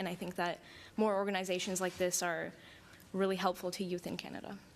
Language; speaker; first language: English; native; English